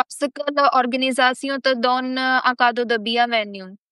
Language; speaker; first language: French; non-native, fluent; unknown